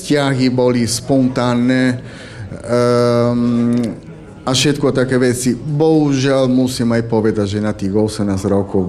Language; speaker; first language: Slovak; non-native, fluent; Italian